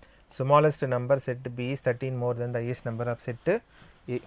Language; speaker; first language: English; non-native, local second language; Tamil